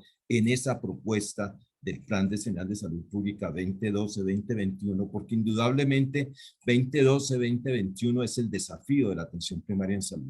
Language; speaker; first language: Spanish; native; Spanish